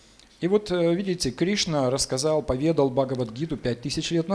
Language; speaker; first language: Russian; native; Russian